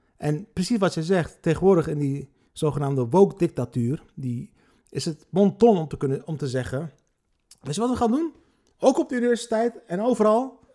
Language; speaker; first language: Dutch; early bilingual, other home language; Turkish